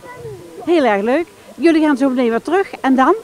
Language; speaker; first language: Dutch; native; Dutch